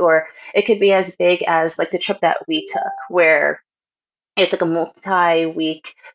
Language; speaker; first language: English; native; English